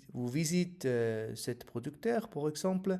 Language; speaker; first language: French; non-native, learner; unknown